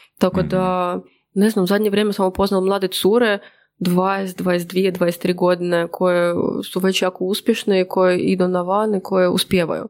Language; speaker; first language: Croatian; non-native, fluent; Russian